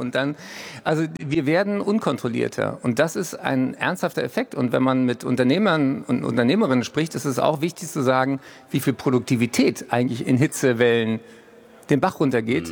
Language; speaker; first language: German; native; German